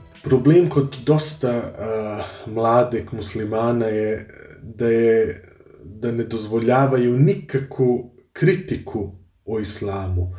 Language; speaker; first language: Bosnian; early bilingual, heritage; Bosnian